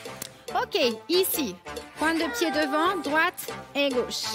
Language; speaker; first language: French; native; French